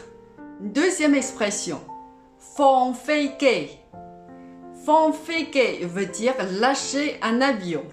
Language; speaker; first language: French; non-native, fluent; Cantonese